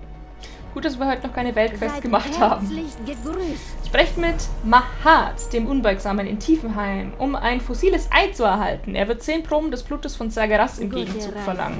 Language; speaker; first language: German; native; German